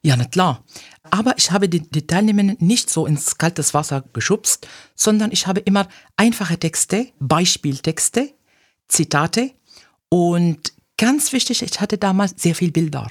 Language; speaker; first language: German; non-native, fluent; Arabic